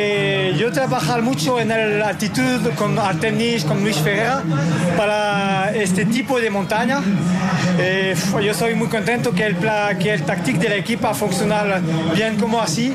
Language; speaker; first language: Spanish; non-native, learner; French